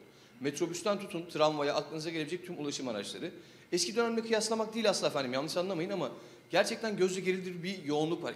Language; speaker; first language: Turkish; native; Turkish